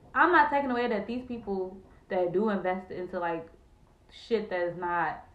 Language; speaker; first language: English; native; English